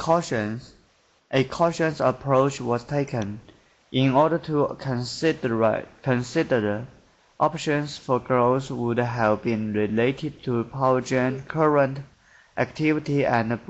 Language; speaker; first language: English; non-native, learner; Chinese